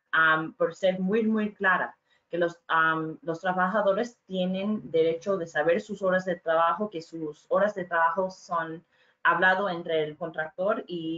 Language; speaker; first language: Spanish; non-native, fluent; English